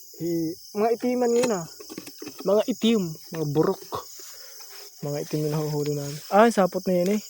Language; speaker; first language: Filipino; non-native, local second language; Masbatenyo